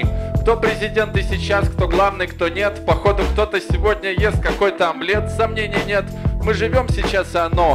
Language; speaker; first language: Russian; native; Russian